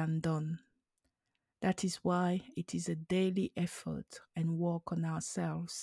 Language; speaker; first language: English; non-native, local second language; French